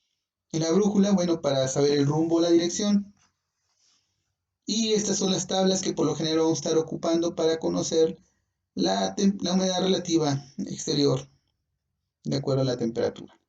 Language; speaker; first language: Spanish; native; Spanish